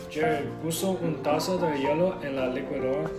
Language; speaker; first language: Spanish; non-native, learner; English